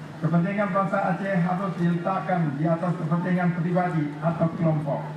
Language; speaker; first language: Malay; non-native, local second language; Achinese